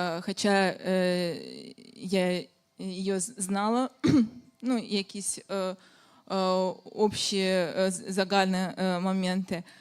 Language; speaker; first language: Ukrainian; non-native, fluent; Russian